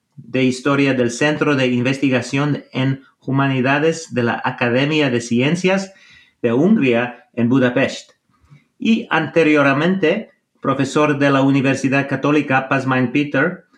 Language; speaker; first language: Spanish; non-native, fluent; English